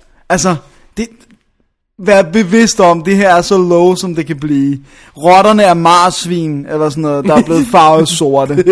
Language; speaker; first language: Danish; native; Danish